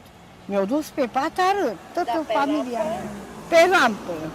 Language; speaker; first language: Romanian; non-native, local second language; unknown